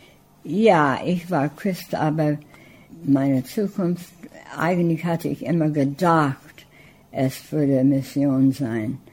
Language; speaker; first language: German; early bilingual, heritage; English